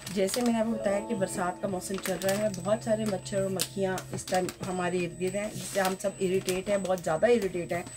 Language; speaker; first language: Urdu; native; Urdu